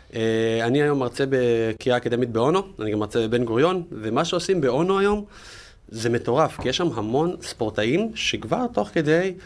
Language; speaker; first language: Hebrew; native; Hebrew